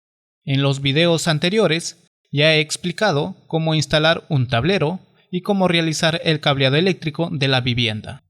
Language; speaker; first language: Spanish; native; Spanish